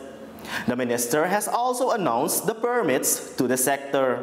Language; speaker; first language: English; non-native, local second language; Dutch